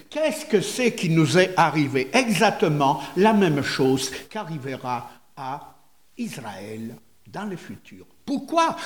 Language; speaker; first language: French; non-native, fluent; Italian